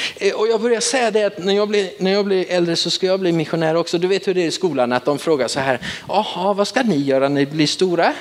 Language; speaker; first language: Swedish; native; Swedish